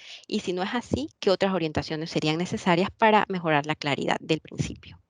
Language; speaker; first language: Spanish; native; Spanish